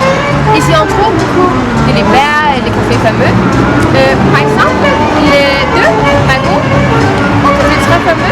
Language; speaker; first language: French; non-native, learner; Norwegian